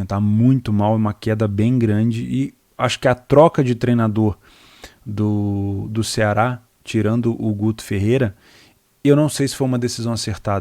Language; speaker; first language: Portuguese; native; Portuguese